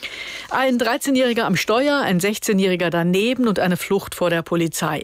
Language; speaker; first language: German; native; German